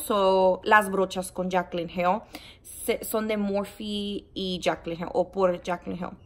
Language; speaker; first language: Spanish; early bilingual, heritage; Spanish